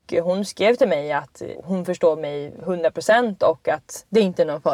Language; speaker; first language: Swedish; native; Swedish